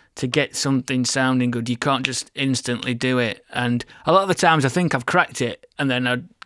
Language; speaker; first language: English; native; English